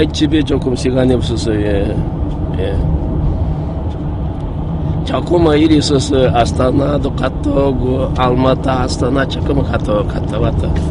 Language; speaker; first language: Korean; early bilingual, heritage; Korean